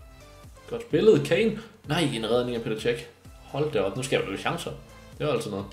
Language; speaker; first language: Danish; native; Danish